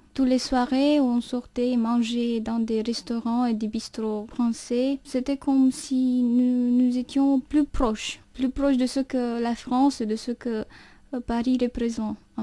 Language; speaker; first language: French; non-native, fluent; Romanian